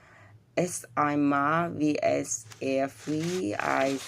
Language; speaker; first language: German; non-native, learner; Vietnamese